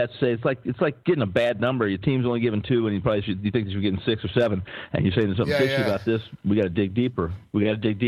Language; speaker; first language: English; native; English